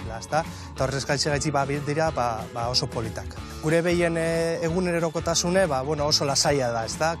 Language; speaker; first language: Basque; native; Basque